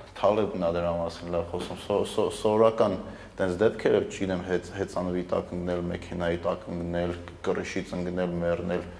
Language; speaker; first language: Armenian; native; Armenian